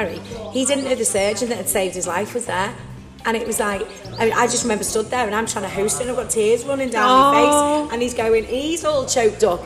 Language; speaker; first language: English; native; English